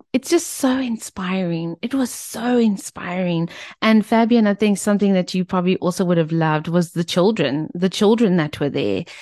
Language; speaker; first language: English; native; English